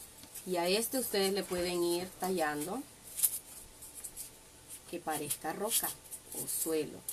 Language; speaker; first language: Spanish; native; Spanish